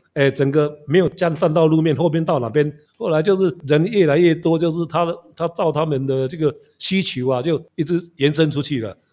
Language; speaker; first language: Chinese; native; Chinese